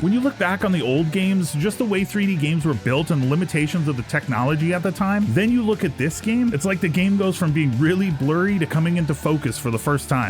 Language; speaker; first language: English; native; English